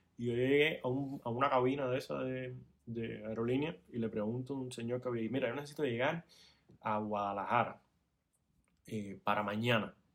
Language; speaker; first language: Spanish; native; Spanish